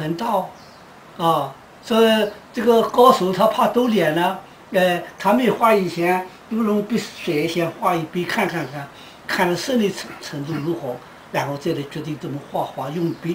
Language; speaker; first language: Chinese; native; Chinese